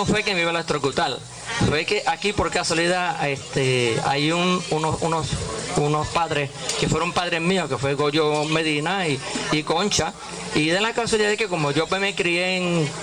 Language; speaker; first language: Spanish; native; Spanish